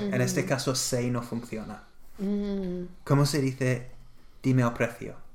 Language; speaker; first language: Spanish; non-native, fluent; English